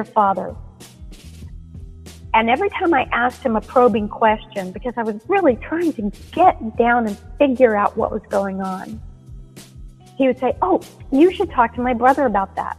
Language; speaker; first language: English; native; English